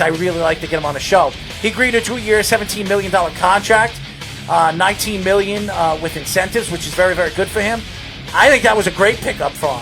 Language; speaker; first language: English; native; English